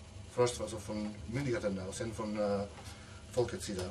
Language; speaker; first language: Swedish; non-native, fluent; Macedonian